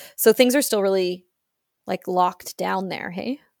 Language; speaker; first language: English; native; English